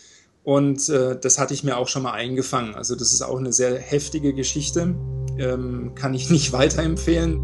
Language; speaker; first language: German; native; German